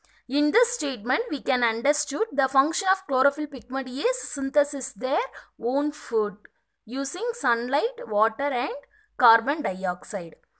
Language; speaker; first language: English; non-native, local second language; Tamil